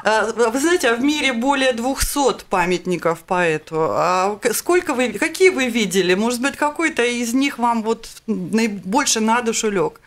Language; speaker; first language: Russian; native; Russian